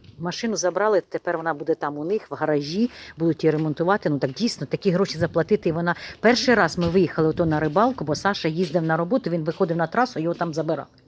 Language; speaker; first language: Ukrainian; non-native, local second language; Russian